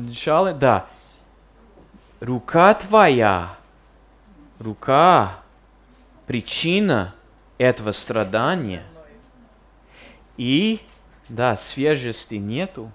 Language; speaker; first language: Russian; non-native, fluent; English